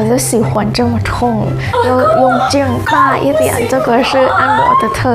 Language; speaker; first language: Chinese; non-native, fluent; Thai